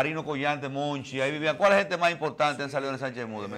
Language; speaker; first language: Spanish; native; Spanish